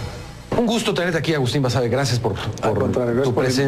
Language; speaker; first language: Spanish; native; Spanish